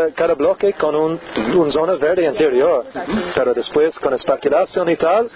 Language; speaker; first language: Spanish; non-native, learner; English